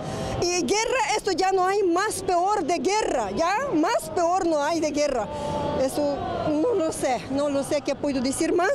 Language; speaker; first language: Spanish; non-native, learner; Ukrainian